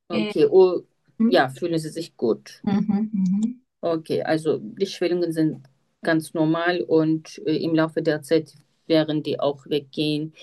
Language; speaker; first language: German; non-native, fluent; Turkish